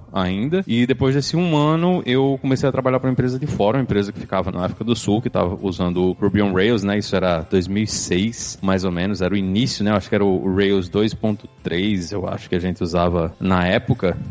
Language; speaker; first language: Portuguese; native; Portuguese